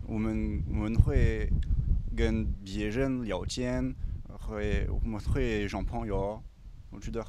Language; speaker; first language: Chinese; non-native, learner; French